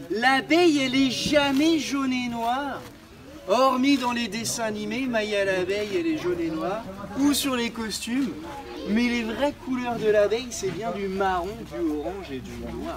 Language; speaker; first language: French; native; French